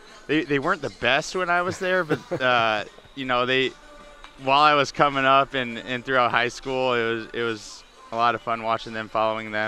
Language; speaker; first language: English; native; English